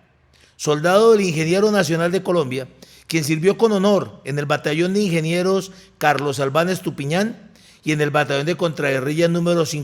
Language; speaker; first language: Spanish; native; Spanish